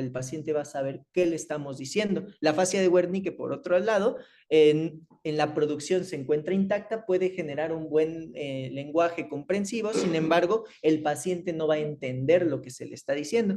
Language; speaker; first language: Spanish; native; Spanish